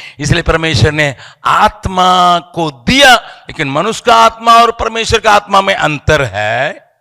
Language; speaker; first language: Hindi; non-native, local second language; Tamil